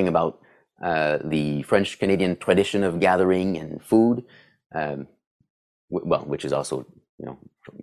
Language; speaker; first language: English; non-native, fluent; French